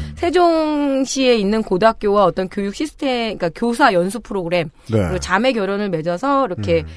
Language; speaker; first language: Korean; native; Korean